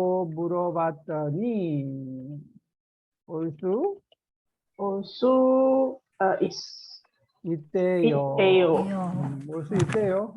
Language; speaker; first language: Korean; native; Korean